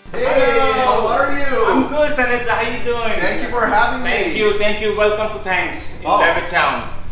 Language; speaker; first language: English; non-native, local second language; Hakka Chinese